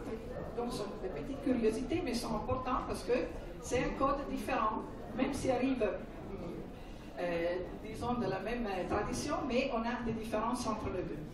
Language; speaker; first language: French; non-native, fluent; Italian